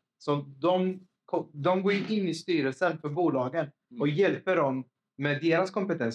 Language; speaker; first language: Swedish; native; Swedish